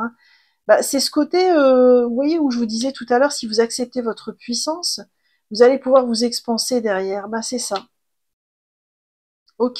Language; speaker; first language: French; native; French